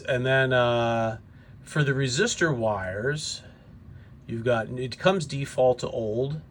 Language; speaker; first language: English; native; English